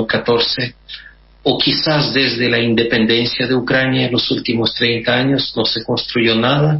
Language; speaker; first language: Spanish; non-native, fluent; Russian